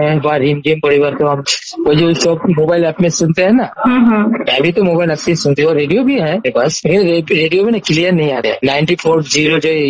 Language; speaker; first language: Hindi; non-native, local second language; Bangla